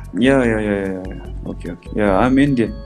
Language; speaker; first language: English; non-native, fluent; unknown